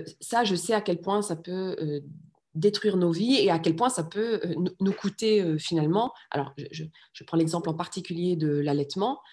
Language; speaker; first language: French; early bilingual, other home language; Riffian